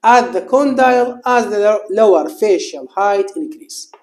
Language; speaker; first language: English; non-native, fluent; Arabic